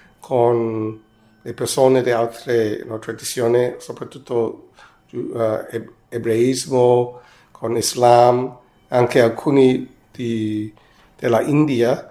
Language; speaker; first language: Italian; non-native, fluent; Cantonese